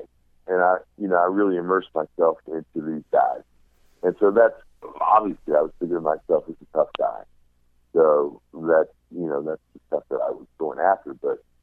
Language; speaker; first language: English; native; English